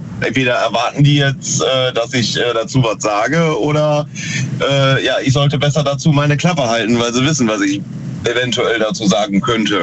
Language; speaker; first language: German; native; German